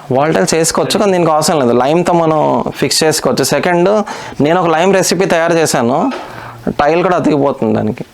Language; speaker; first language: Telugu; non-native, local second language; Hindi